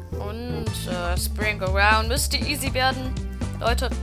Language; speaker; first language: German; native; German